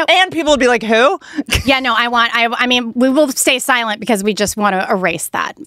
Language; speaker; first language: English; native; English